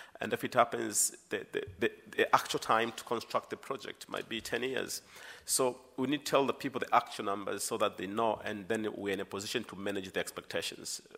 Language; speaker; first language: English; non-native, local second language; Swahili